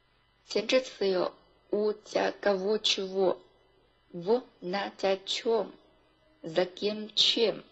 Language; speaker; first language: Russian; non-native, fluent; Chinese